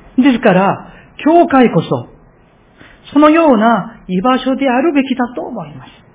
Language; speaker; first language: Japanese; non-native, fluent; Korean